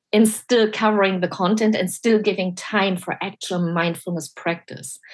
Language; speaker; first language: English; non-native, fluent; German